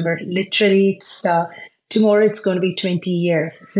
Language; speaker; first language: English; non-native, local second language; Tamil